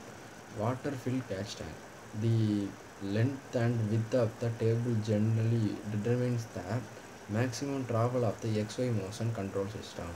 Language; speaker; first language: English; non-native, local second language; Tamil